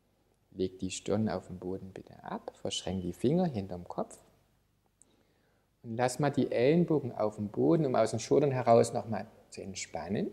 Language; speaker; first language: German; native; German